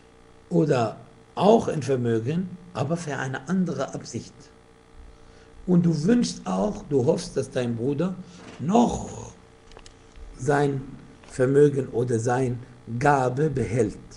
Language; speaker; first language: German; non-native, fluent; Arabic